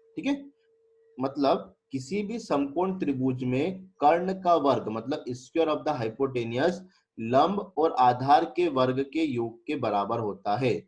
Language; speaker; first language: Hindi; native; Hindi